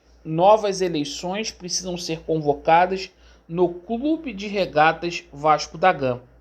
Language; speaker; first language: Portuguese; native; Portuguese